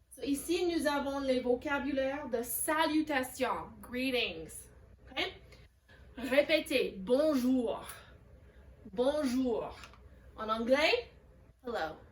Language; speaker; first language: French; non-native, fluent; English